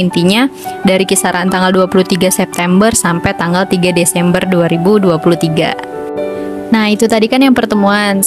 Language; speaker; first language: Indonesian; native; Indonesian